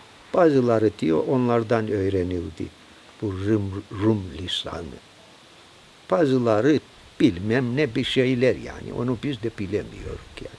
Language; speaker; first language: Turkish; non-native, local second language; Greek